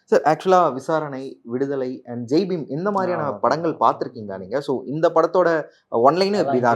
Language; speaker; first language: Tamil; native; Tamil